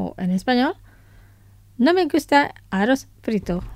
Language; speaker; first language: Spanish; non-native, fluent; Indonesian